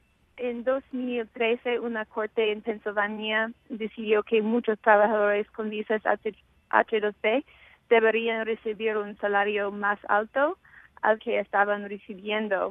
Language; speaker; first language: Spanish; non-native, fluent; English